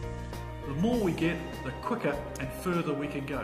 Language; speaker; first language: English; native; English